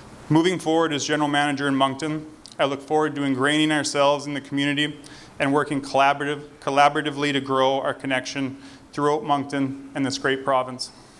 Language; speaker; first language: English; native; English